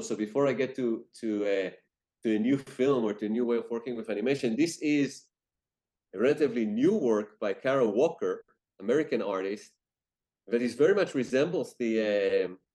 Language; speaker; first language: English; non-native, fluent; Hebrew